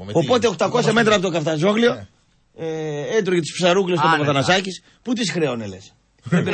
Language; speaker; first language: Greek; native; Greek